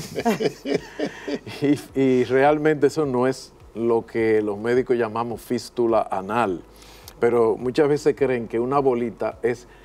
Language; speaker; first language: Spanish; native; Spanish